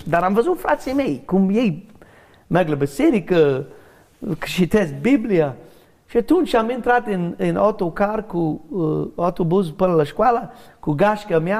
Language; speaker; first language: Romanian; non-native, learner; English